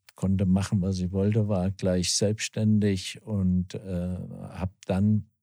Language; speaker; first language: German; native; German